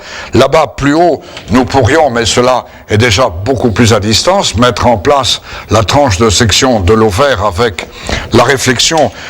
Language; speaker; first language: French; native; French